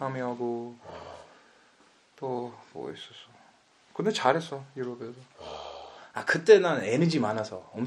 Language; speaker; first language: Korean; early bilingual, heritage; English